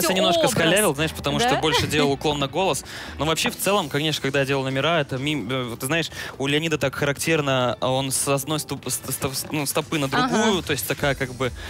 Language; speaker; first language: Russian; native; Russian